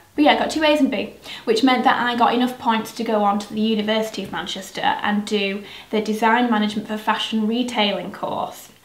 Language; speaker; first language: English; native; English